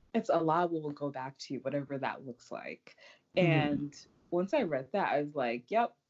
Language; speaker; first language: English; non-native, local second language; Yoruba